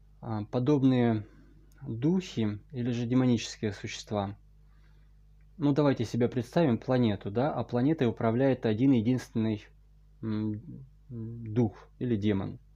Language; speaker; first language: Russian; native; Russian